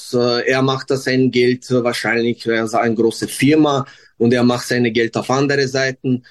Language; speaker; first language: German; non-native, fluent; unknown